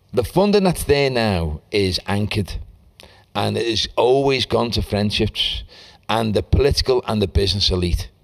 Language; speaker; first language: English; native; English